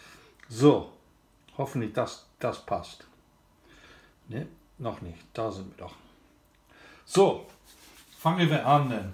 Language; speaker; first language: German; non-native, learner; English